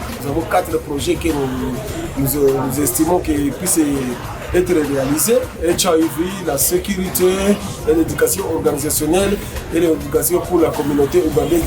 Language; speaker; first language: French; non-native, local second language; Swahili